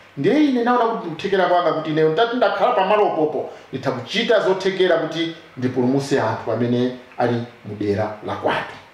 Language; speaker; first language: Nyanja; non-native, local second language; Tumbuka